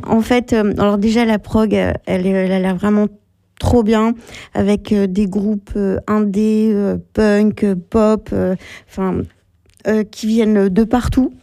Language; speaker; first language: French; native; French